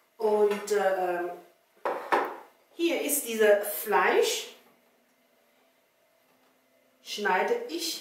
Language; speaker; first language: German; non-native, learner; Chinese